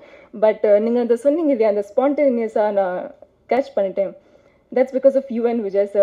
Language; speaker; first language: Tamil; non-native, fluent; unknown